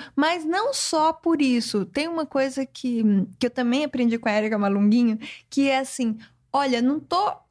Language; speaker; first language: Portuguese; native; Portuguese